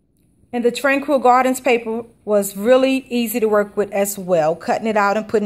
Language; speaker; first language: English; native; English